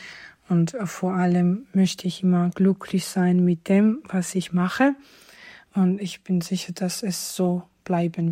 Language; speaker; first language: German; non-native, fluent; Georgian